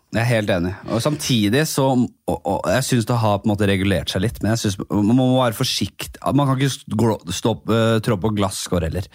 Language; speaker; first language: Norwegian; native; Norwegian